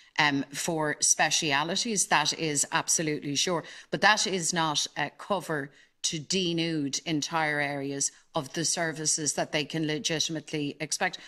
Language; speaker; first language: English; native; English